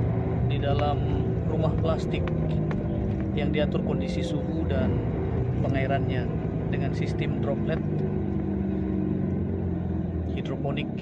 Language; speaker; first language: Indonesian; native; Indonesian